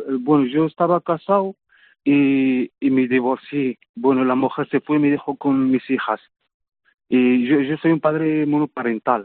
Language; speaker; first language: Spanish; non-native, fluent; Arabic